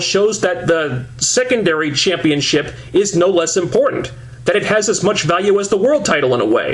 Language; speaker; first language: English; native; English